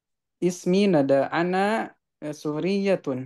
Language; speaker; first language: Arabic; non-native, learner; Indonesian